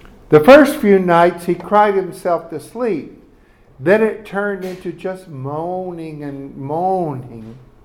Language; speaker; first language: English; native; English